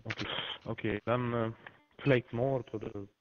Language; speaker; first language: German; non-native, learner; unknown